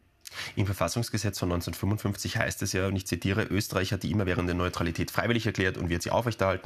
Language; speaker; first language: German; native; German